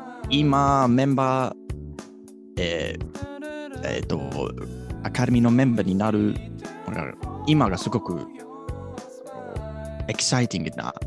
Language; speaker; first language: Japanese; non-native, fluent; English